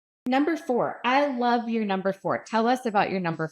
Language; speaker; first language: English; native; English